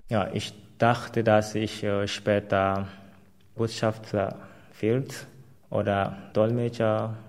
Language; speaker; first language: German; non-native, fluent; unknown